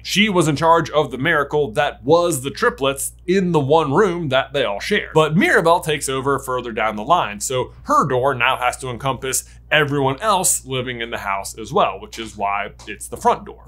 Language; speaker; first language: English; native; English